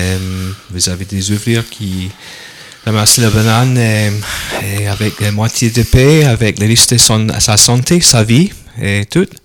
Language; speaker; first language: French; non-native, learner; English